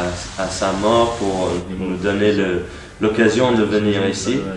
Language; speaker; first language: French; non-native, learner; English